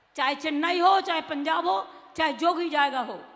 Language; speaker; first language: Hindi; non-native, local second language; Bangla